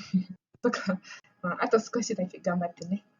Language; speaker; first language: Japanese; non-native, fluent; Malay